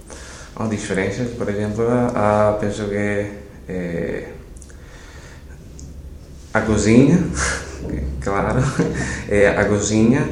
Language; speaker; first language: Portuguese; non-native, learner; Spanish